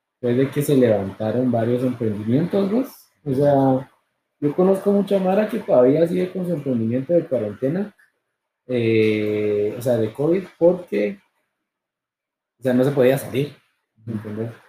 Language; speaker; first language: Spanish; native; Spanish